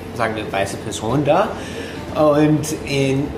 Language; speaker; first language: German; non-native, fluent; English